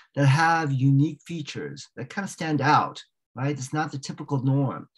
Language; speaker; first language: English; native; English